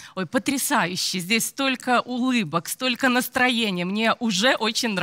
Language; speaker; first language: Russian; native; Russian